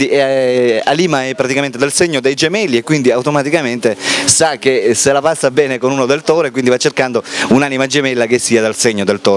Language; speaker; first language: Italian; native; Italian